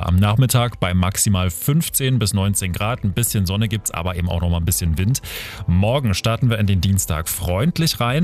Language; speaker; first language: German; native; German